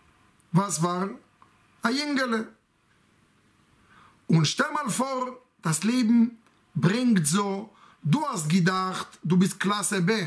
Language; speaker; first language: German; non-native, fluent; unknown